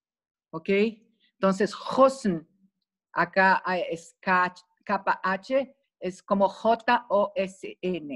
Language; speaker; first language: Spanish; non-native, fluent; Portuguese